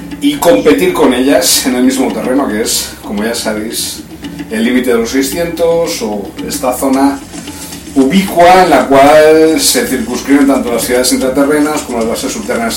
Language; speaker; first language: Spanish; native; Spanish